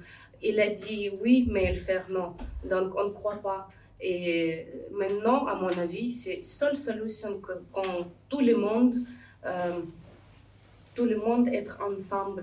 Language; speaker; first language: French; non-native, learner; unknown